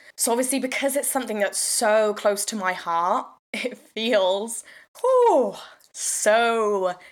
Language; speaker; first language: English; native; English